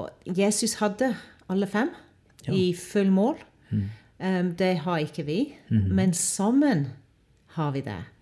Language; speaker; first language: Norwegian; non-native, fluent; English